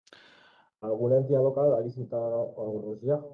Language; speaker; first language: Spanish; native; Spanish